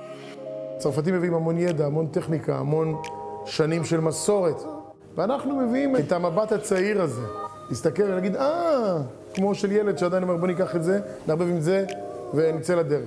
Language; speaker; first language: Hebrew; native; Hebrew